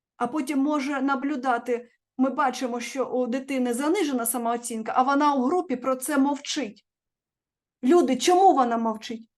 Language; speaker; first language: Ukrainian; non-native, local second language; Russian